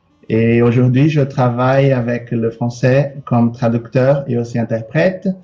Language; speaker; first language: French; non-native, fluent; Portuguese